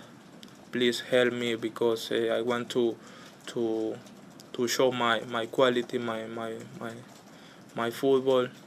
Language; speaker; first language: English; non-native, learner; Spanish